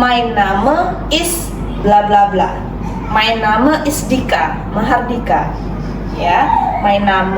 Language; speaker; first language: German; non-native, fluent; Indonesian